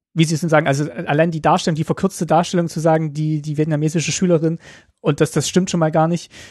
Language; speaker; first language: German; native; German